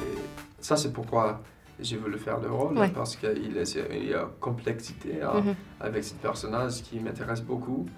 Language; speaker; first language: French; non-native, fluent; English